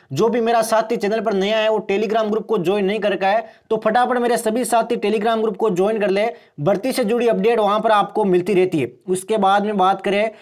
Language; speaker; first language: Hindi; native; Hindi